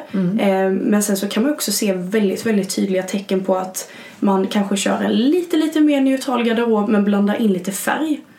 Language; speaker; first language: Swedish; native; Swedish